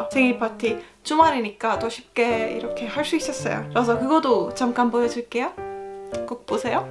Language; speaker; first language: Korean; non-native, fluent; Estonian